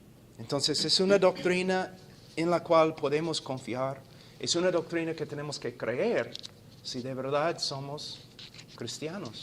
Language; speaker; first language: Spanish; non-native, fluent; English